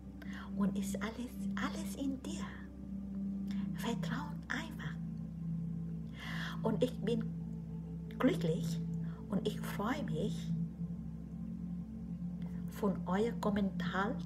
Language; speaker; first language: German; non-native, learner; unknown